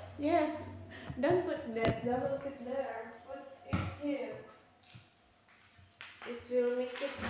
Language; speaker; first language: English; non-native, learner; Indonesian